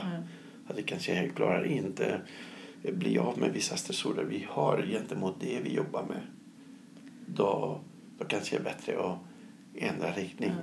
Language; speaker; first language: Swedish; non-native, fluent; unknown